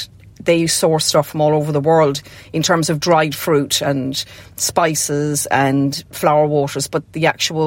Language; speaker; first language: English; native; English